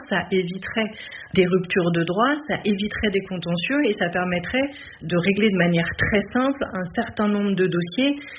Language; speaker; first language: French; native; French